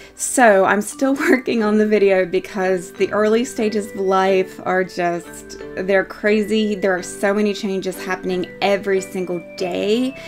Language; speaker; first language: English; native; English